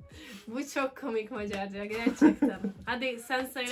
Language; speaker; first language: Turkish; non-native, learner; Hungarian